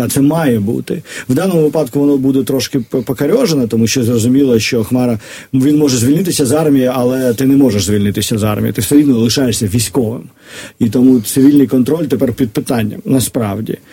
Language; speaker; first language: Ukrainian; native; Ukrainian